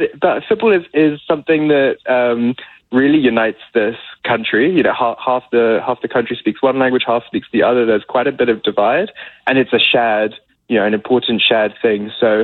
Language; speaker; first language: English; native; English